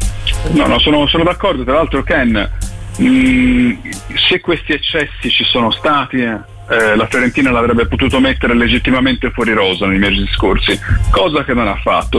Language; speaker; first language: Italian; native; Italian